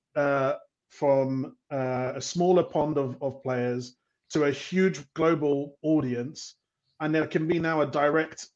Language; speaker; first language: English; native; English